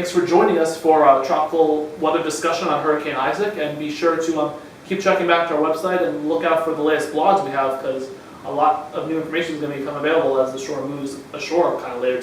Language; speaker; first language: English; native; English